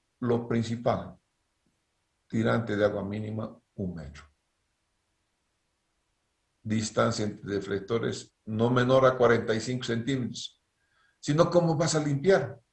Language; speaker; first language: Spanish; native; Spanish